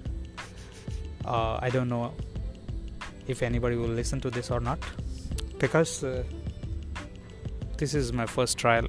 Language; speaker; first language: English; non-native, local second language; Marathi